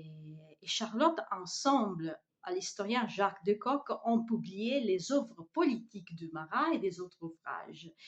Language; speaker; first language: French; non-native, fluent; Italian